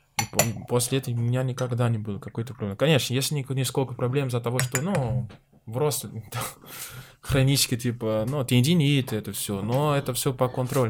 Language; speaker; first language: Russian; non-native, learner; Portuguese